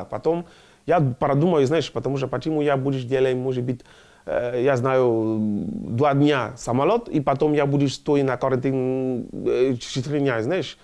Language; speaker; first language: Russian; non-native, learner; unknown